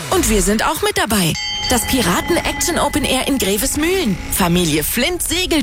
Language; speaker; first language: German; native; German